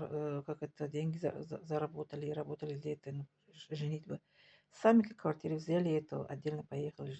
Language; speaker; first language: Russian; non-native, local second language; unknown